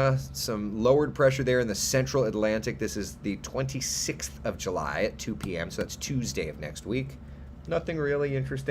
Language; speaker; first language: English; native; English